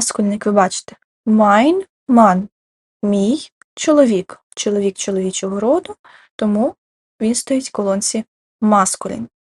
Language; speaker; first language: Ukrainian; native; Ukrainian